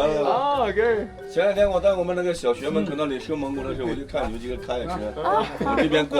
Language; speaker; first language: Chinese; native; Chinese